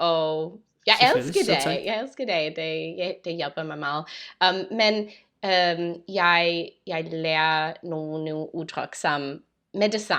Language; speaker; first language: Danish; non-native, fluent; English